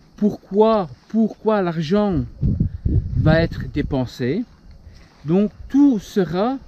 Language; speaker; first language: French; native; French